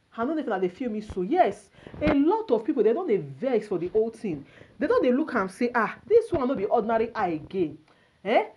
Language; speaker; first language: Nigerian Pidgin; non-native, local second language; Yoruba